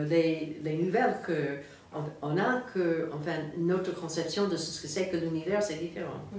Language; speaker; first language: French; non-native, fluent; English